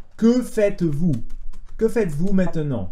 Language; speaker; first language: French; native; French